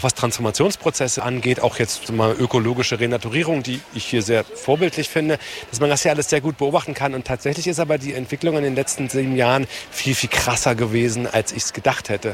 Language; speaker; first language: German; native; German